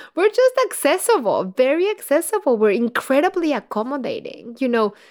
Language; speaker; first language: English; non-native, fluent; Spanish